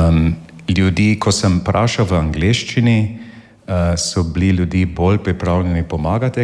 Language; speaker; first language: Slovenian; non-native, learner; English